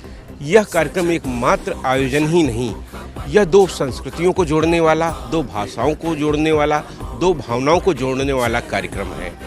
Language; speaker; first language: Hindi; native; Hindi